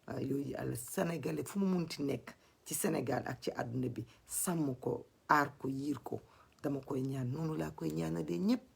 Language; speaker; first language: Wolof; non-native, local second language; Fula